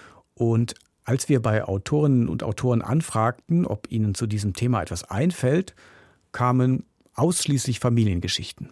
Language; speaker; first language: German; native; German